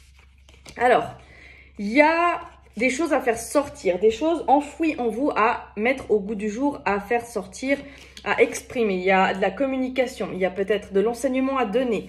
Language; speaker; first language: French; native; French